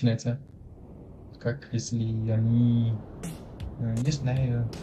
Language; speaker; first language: Russian; non-native, learner; Spanish